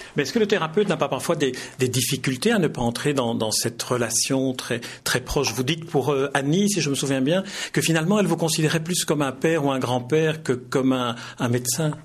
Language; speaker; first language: French; native; French